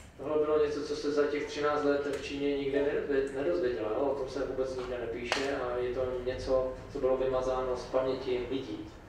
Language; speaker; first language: Czech; native; Czech